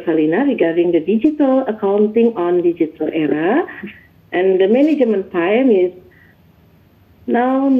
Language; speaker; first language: English; non-native, learner; Indonesian